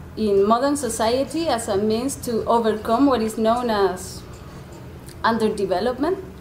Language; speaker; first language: English; non-native, fluent; Spanish